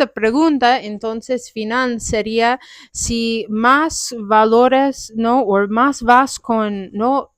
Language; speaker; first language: Spanish; non-native, fluent; English